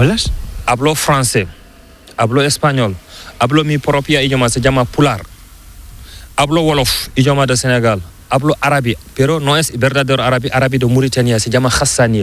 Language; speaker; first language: Spanish; non-native, learner; Fula